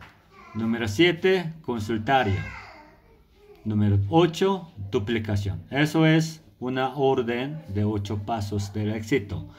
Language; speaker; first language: Spanish; non-native, learner; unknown